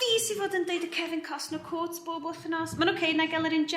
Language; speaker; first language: Welsh; native; Welsh